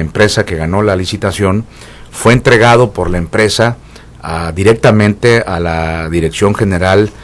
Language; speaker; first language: Spanish; native; Spanish